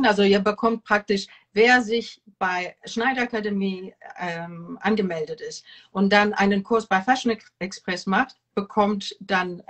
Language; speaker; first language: German; non-native, fluent; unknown